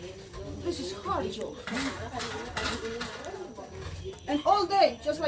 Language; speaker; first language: English; non-native, learner; Croatian